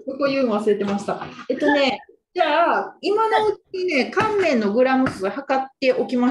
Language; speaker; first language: Japanese; native; Japanese